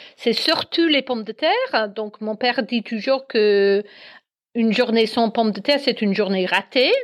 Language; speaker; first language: French; non-native, fluent; English